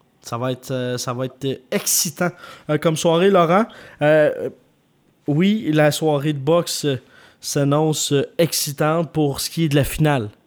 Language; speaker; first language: French; native; French